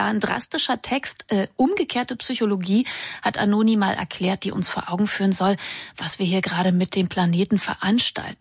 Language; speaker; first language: German; native; German